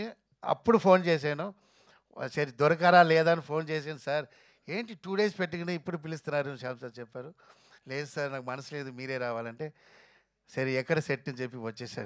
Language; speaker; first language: Telugu; non-native, fluent; Tamil